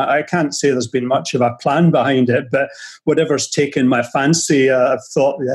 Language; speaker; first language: English; native; English